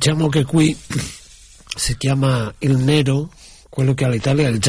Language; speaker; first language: Italian; non-native, fluent; Catalan